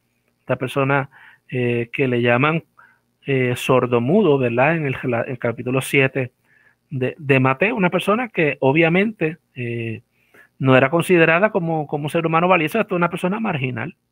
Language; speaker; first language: Spanish; native; Spanish